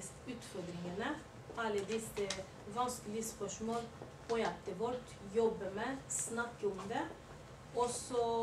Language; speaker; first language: Norwegian; non-native, learner; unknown